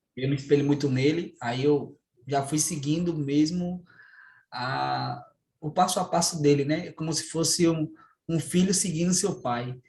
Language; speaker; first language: Portuguese; native; Portuguese